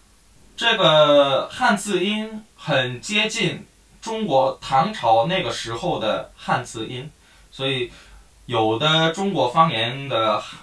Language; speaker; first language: Chinese; non-native, fluent; Korean